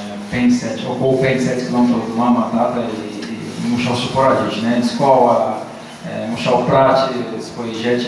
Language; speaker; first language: Polish; non-native, learner; Portuguese